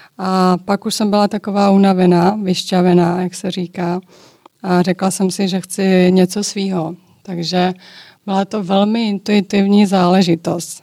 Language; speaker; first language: Czech; early bilingual, other home language; Georgian